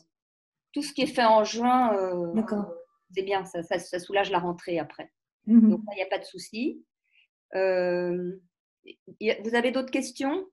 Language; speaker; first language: French; native; French